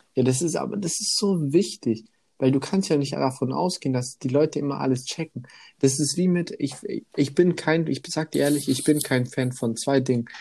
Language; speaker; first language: German; early bilingual, other home language; Italian